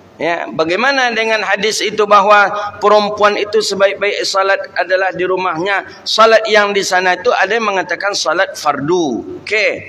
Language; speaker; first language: Malay; non-native, local second language; Minangkabau